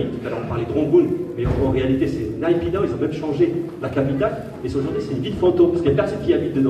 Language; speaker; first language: French; native; French